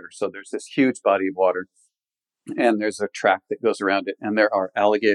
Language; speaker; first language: English; native; English